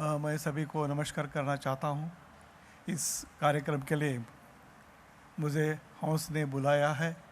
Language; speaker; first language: Hindi; non-native, local second language; Marathi